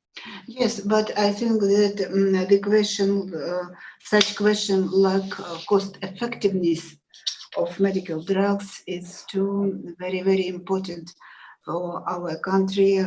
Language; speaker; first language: English; non-native, learner; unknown